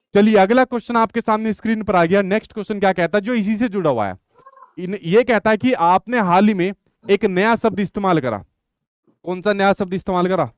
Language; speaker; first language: Hindi; native; Hindi